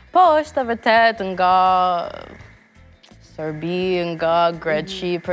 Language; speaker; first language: Albanian; non-native, learner; English